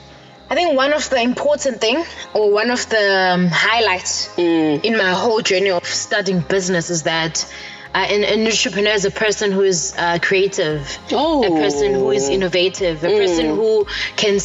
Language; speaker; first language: English; non-native, local second language; Zulu